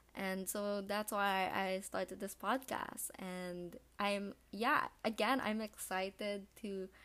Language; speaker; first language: English; non-native, local second language; Filipino